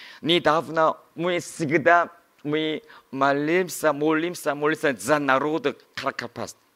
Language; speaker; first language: Russian; non-native, learner; Korean